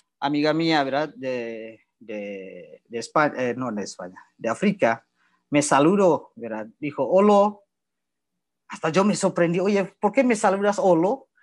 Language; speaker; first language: Spanish; non-native, learner; Indonesian